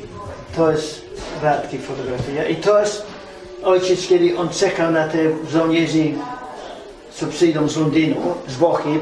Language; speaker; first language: Polish; early bilingual, heritage; English